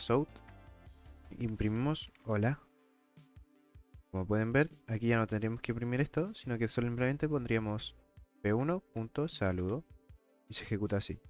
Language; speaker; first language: Spanish; native; Spanish